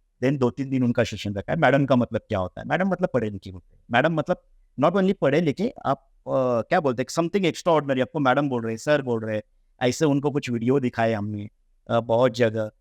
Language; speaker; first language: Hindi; non-native, local second language; Marathi